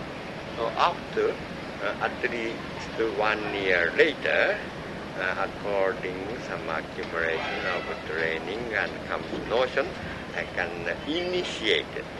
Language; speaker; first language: English; non-native, learner; Japanese